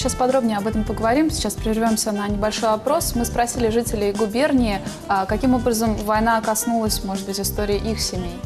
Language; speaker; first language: Russian; native; Russian